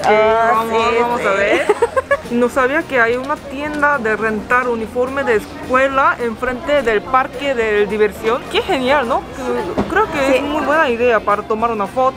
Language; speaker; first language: Spanish; non-native, learner; Korean